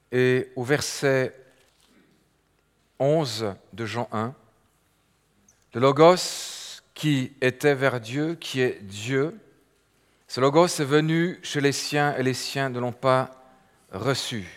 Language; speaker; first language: French; native; French